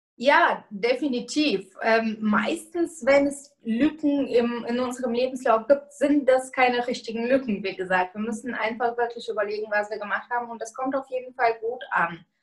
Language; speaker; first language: German; non-native, fluent; Bulgarian